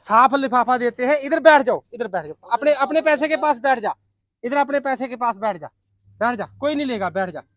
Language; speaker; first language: Hindi; non-native, local second language; Punjabi